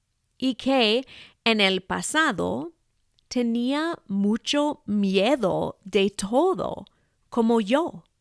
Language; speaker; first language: Spanish; non-native, fluent; English